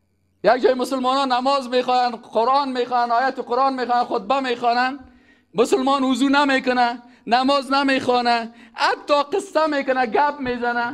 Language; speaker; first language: Persian; native; Persian